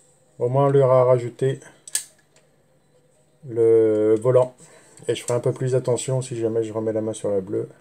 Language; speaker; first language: French; native; French